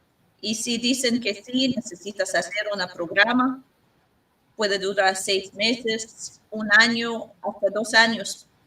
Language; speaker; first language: Spanish; non-native, learner; English